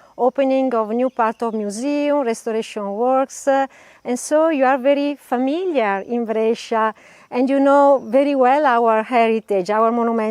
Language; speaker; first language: English; non-native, learner; Italian